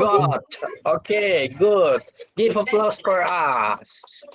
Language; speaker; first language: English; non-native, fluent; Indonesian